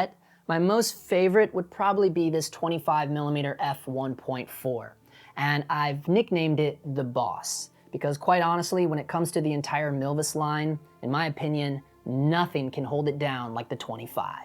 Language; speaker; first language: English; native; English